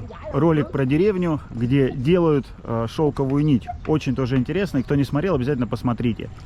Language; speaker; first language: Russian; native; Russian